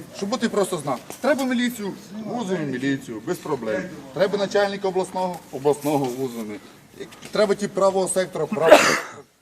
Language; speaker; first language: Ukrainian; native; Ukrainian